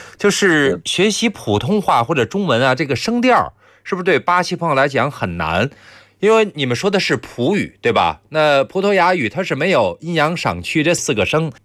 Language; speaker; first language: Chinese; native; Chinese